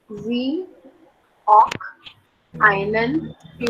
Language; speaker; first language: German; non-native, learner; Marathi